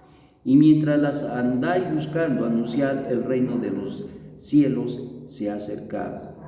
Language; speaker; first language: Spanish; native; Spanish